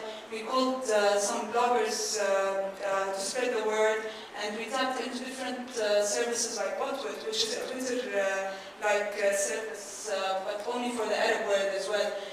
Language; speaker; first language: English; non-native, fluent; Arabic